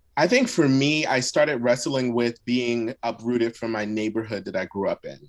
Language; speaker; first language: English; early bilingual, other home language; Arabic